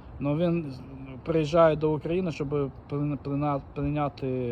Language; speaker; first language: Ukrainian; non-native, local second language; Russian